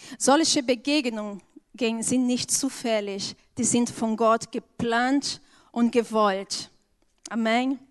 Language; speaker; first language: German; non-native, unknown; Portuguese